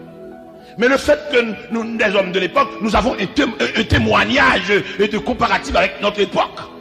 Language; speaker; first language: French; non-native, local second language; Haitian Creole